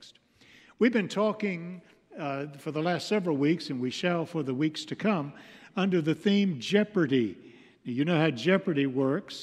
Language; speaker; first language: English; native; English